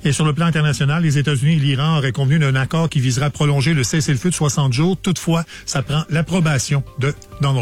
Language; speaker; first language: French; native; French